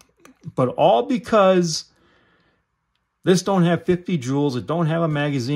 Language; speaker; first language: English; native; English